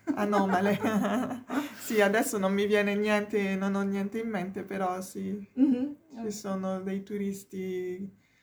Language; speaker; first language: Italian; non-native, fluent; French